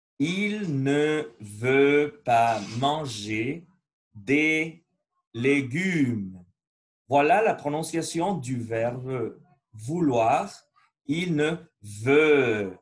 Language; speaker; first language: French; non-native, learner; Spanish